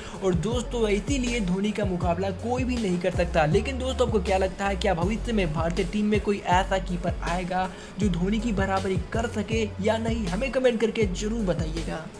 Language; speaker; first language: Hindi; native; Hindi